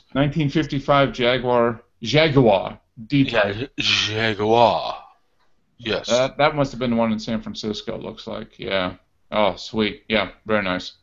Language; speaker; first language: English; native; English